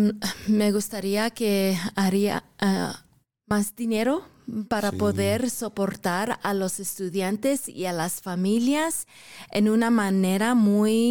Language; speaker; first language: Spanish; early bilingual, heritage; English